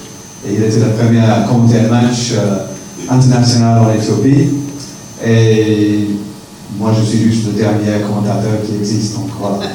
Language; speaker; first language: French; non-native, fluent; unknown